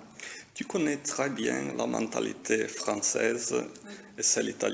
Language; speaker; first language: French; non-native, fluent; Italian